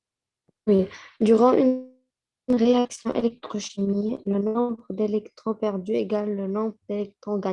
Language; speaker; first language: French; non-native, local second language; Arabic